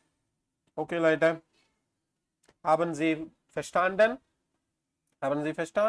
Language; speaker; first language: German; non-native, learner; Tamil